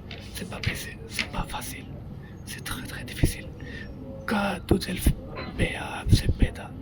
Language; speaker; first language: French; non-native, learner; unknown